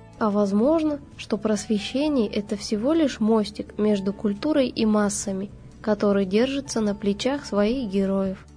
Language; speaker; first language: Russian; native; Russian